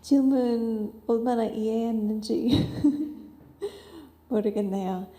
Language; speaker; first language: Korean; non-native, fluent; English